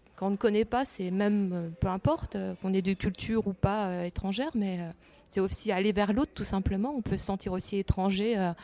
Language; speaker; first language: French; native; French